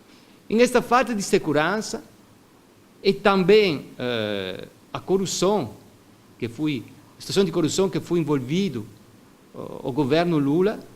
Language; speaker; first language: Portuguese; non-native, fluent; Italian